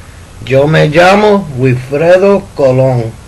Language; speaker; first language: Spanish; early bilingual, heritage; Spanish